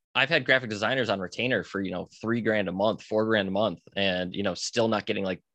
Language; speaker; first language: English; native; English